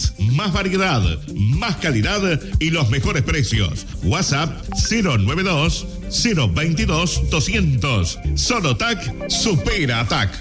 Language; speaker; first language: Spanish; native; Spanish